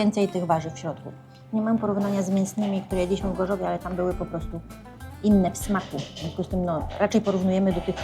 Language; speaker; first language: Polish; native; Polish